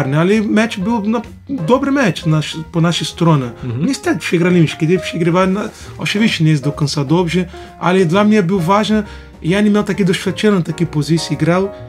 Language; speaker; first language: Polish; non-native, learner; Portuguese